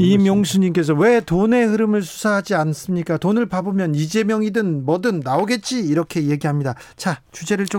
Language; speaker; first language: Korean; native; Korean